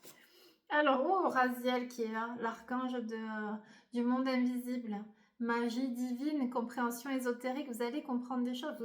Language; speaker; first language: French; native; French